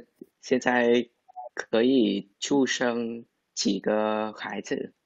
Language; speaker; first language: Chinese; non-native, learner; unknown